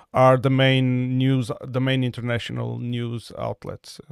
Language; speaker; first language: English; non-native, fluent; Portuguese